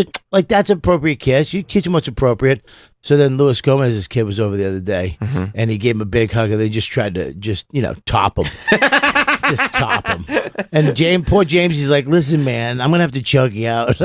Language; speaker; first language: English; native; English